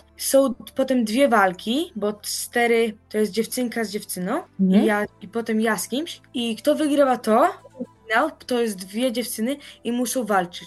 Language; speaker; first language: Polish; early bilingual, heritage; Polish